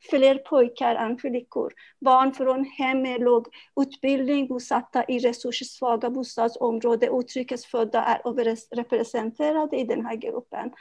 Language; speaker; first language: Swedish; non-native, fluent; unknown